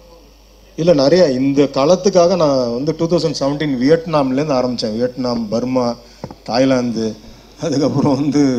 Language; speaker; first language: Tamil; native; Tamil